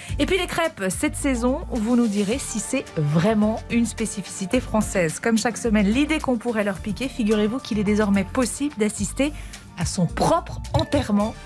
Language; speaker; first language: French; native; French